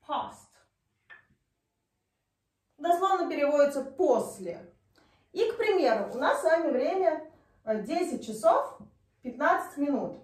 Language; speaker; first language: Russian; native; Russian